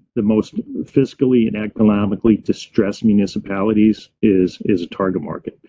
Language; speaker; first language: English; native; English